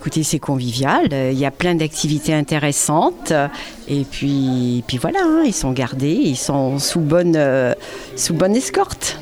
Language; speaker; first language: French; native; French